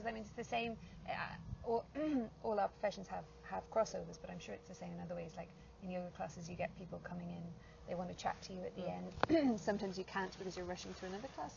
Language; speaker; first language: English; native; English